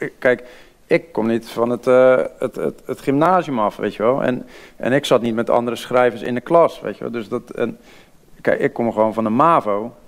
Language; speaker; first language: Dutch; native; Dutch